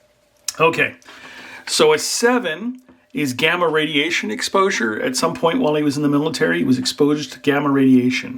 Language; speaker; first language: English; native; English